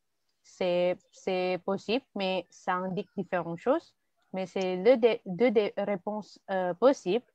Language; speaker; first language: French; non-native, fluent; Indonesian